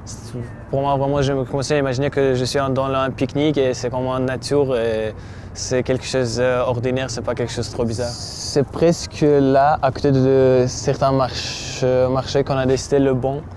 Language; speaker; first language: French; non-native, learner; Tajik